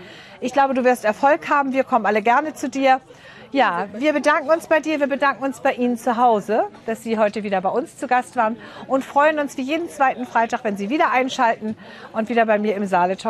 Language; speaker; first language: German; native; German